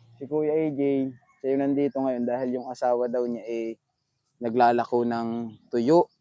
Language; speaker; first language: Filipino; native; Filipino